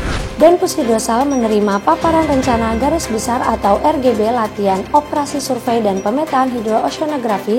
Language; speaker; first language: Indonesian; native; Indonesian